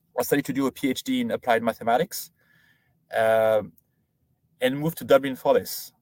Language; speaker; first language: English; non-native, fluent; French